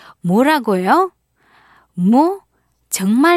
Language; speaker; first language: Korean; non-native, fluent; Vietnamese